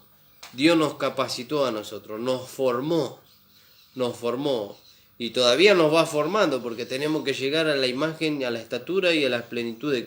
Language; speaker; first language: Spanish; native; Spanish